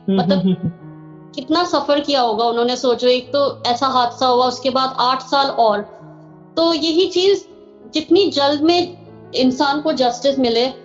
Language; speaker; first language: Hindi; native; Hindi